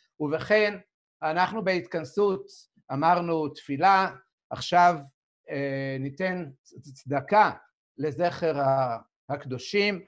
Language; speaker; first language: Hebrew; native; Hebrew